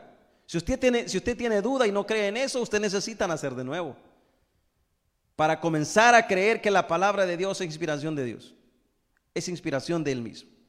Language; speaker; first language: Spanish; native; Spanish